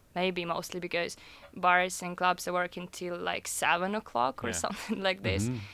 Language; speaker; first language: English; non-native, fluent; Russian